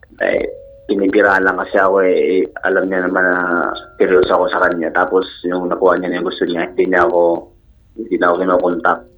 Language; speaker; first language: Filipino; non-native, local second language; Bikol